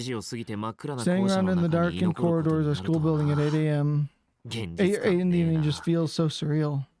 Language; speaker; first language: English; native; English